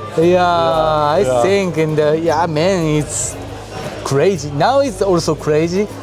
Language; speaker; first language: English; non-native, learner; Japanese